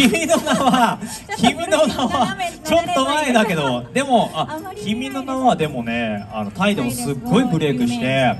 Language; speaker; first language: Japanese; native; Japanese